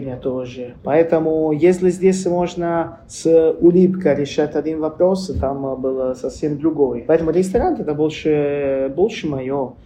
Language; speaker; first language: Russian; non-native, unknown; Italian